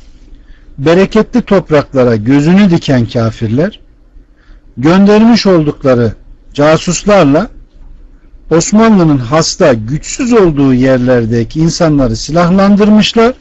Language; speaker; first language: Turkish; native; Turkish